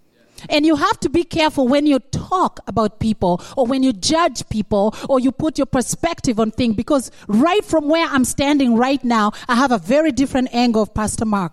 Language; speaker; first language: English; non-native, local second language; Acoli